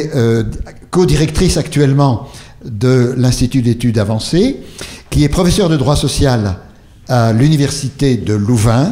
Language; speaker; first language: French; native; French